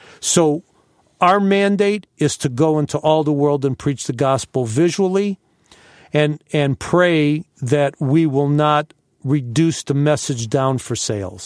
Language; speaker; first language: English; native; English